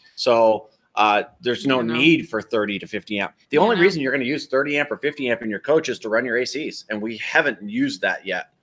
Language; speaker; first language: English; native; English